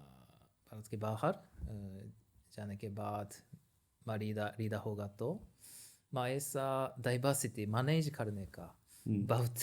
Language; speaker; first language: Hindi; non-native, learner; Japanese